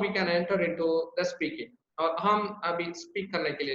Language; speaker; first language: Hindi; non-native, local second language; Tamil